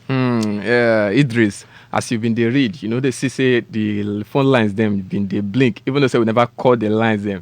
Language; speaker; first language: Nigerian Pidgin; non-native, local second language; Yoruba